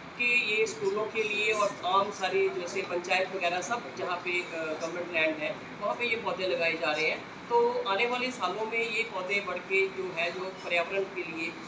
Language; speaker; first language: Hindi; non-native, local second language; Punjabi